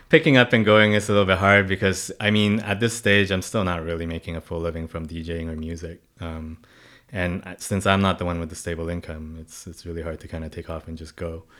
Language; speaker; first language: English; non-native, local second language; Cantonese